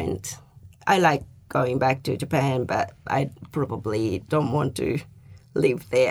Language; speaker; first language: English; non-native, fluent; Japanese